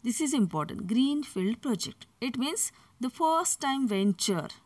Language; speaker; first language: English; non-native, local second language; Marathi